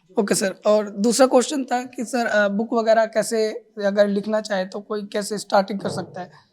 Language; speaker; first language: Hindi; native; Hindi